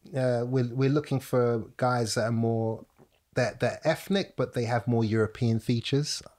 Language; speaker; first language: English; native; English